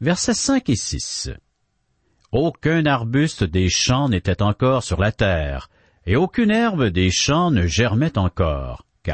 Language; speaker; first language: French; native; French